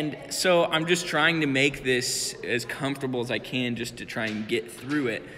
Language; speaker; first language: English; native; English